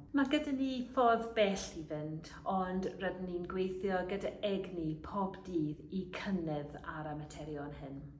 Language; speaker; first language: Welsh; non-native, learner; English